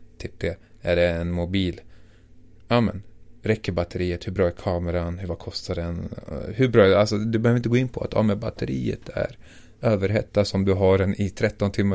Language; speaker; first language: Swedish; early bilingual, other home language; Assyrian Neo-Aramaic